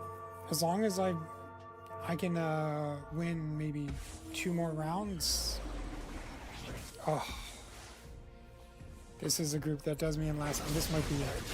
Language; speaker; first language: English; native; English